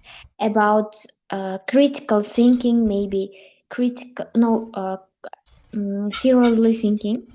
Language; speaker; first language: English; non-native, learner; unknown